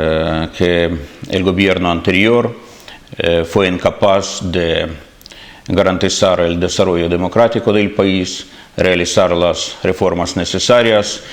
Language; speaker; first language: Spanish; non-native, fluent; Ukrainian